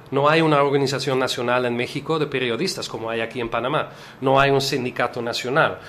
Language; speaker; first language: Spanish; non-native, fluent; Dutch